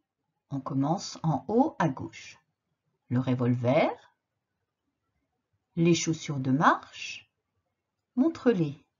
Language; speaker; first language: French; native; French